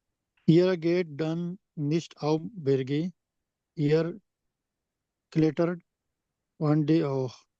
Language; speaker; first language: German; non-native, learner; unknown